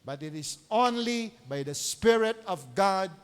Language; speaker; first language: English; non-native, local second language; Filipino